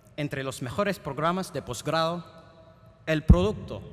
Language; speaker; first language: Spanish; non-native, fluent; Filipino